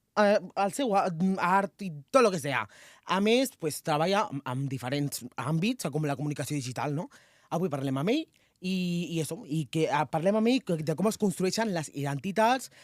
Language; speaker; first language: Catalan; non-native, local second language; Spanish